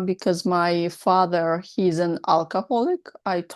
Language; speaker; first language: English; non-native, learner; Russian